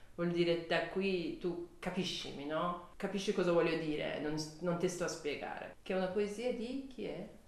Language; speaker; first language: Italian; non-native, fluent; Persian